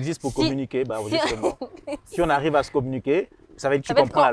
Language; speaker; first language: French; non-native, local second language; Rundi